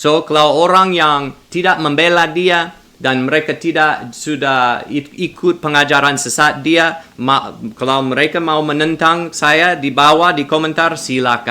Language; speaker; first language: Indonesian; non-native, learner; English